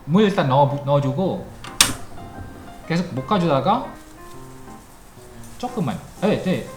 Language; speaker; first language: Korean; non-native, fluent; Malay